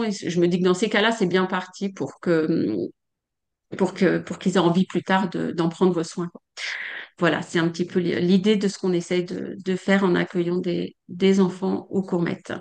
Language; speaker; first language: French; native; French